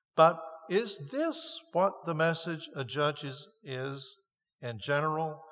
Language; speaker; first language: English; native; English